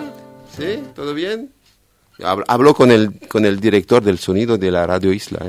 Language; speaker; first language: Spanish; non-native, fluent; French